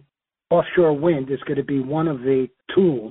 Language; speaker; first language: English; native; English